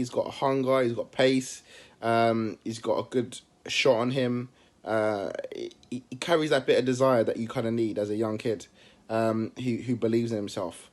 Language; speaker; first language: English; native; English